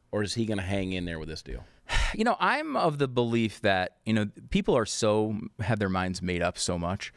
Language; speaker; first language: English; native; English